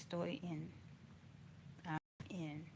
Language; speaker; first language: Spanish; non-native, learner; English